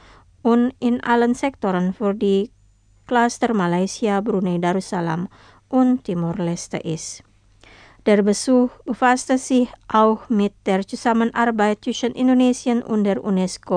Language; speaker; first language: German; non-native, fluent; Indonesian